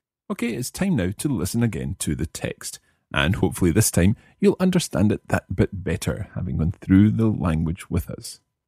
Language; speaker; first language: English; native; English